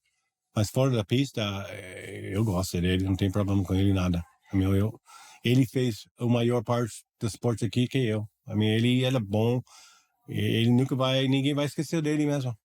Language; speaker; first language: Portuguese; non-native, learner; English